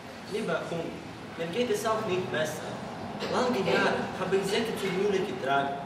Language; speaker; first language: German; non-native, learner; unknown